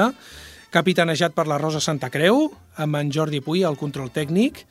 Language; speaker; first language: Catalan; native; Catalan